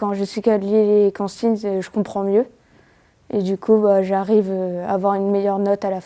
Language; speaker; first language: French; native; French